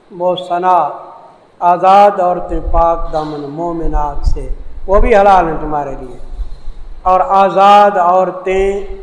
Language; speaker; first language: Urdu; non-native, local second language; Saraiki